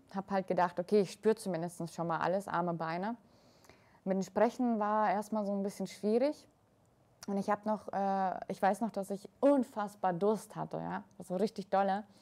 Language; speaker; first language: German; early bilingual, other home language; Russian